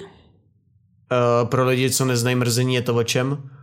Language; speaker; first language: Czech; native; Czech